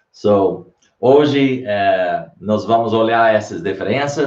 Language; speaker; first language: Portuguese; non-native, learner; English